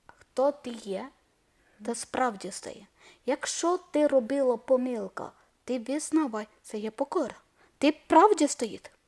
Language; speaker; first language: Ukrainian; non-native, learner; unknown